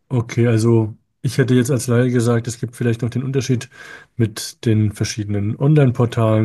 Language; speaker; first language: German; native; German